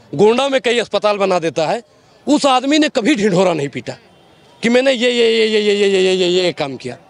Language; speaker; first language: Hindi; native; Hindi